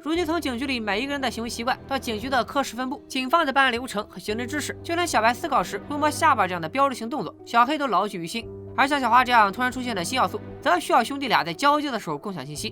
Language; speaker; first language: Chinese; native; Chinese